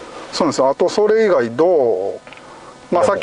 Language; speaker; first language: Japanese; native; Japanese